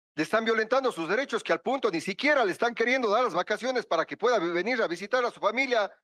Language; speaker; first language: Spanish; native; Spanish